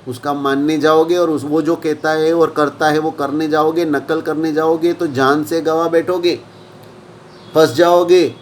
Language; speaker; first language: Hindi; non-native, local second language; Gujarati